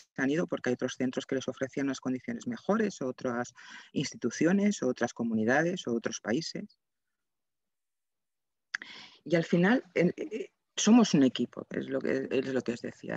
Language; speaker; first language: Spanish; native; Spanish